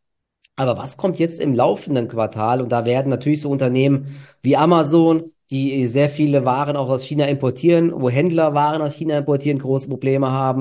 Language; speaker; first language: German; native; German